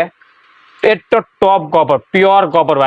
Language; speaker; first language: Malayalam; non-native, learner; Tamil